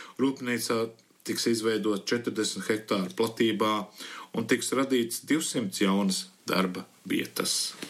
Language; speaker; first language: Latvian; early bilingual, heritage; Latvian